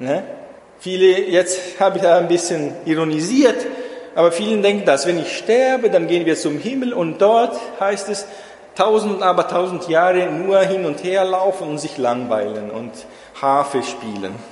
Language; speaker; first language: German; non-native, fluent; Portuguese